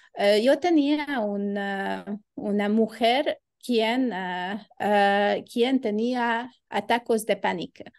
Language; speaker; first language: Spanish; non-native, learner; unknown